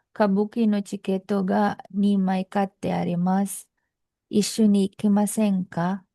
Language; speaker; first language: Japanese; non-native, learner; Filipino